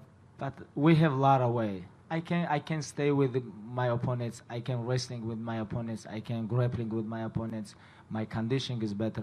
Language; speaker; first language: English; non-native, fluent; Russian